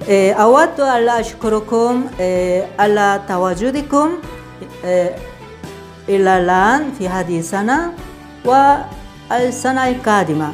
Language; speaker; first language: Arabic; non-native, learner; Korean